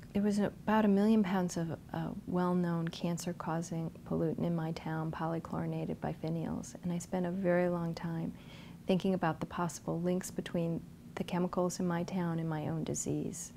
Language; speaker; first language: English; native; English